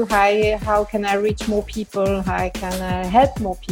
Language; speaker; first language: English; non-native, fluent; French